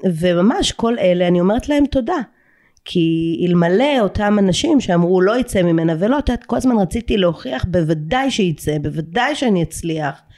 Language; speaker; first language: Hebrew; native; Hebrew